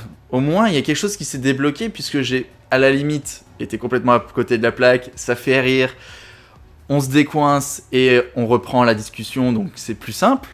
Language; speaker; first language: French; native; French